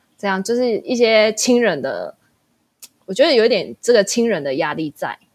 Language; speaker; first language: Chinese; native; Chinese